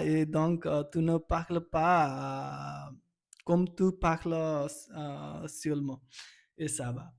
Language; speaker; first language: French; non-native, learner; Nepali